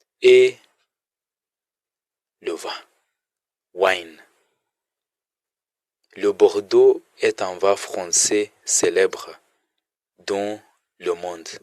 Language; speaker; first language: French; non-native, fluent; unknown